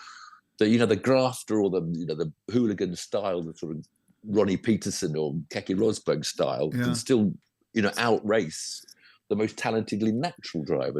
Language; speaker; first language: English; native; English